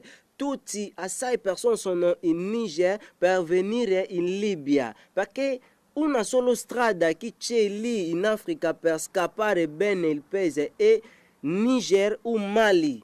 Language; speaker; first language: Italian; non-native, learner; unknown